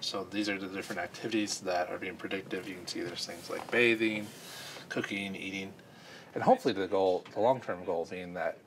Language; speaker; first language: English; native; English